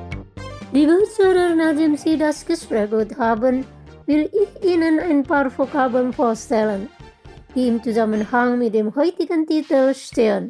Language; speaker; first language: German; non-native, fluent; Indonesian